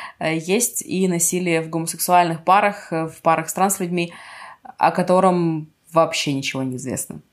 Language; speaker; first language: Russian; non-native, local second language; Ukrainian